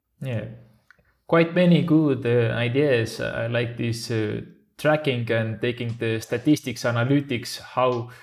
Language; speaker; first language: English; non-native, fluent; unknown